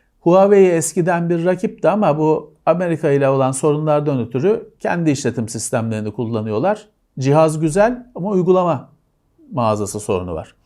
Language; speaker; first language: Turkish; native; Turkish